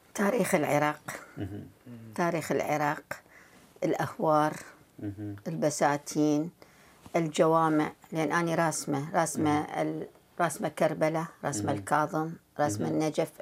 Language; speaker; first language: Arabic; native; Arabic